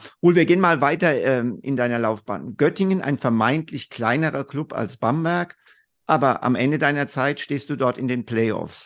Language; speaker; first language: German; native; German